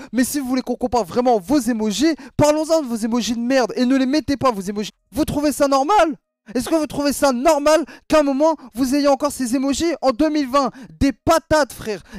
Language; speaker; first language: French; native; French